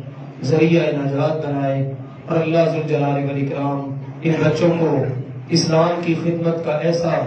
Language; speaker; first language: Urdu; native; Urdu